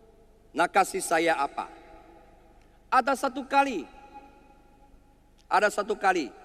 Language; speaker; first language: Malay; non-native, learner; Chinese